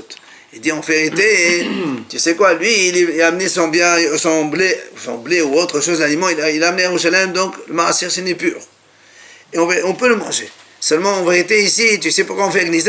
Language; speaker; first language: French; native; French